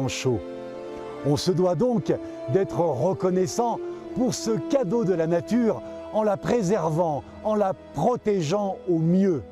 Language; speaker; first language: French; native; French